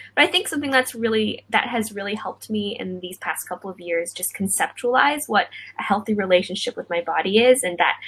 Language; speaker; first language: English; non-native, local second language; Cantonese